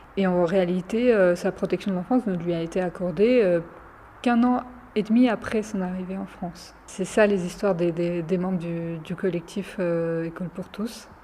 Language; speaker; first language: French; early bilingual, other home language; Romany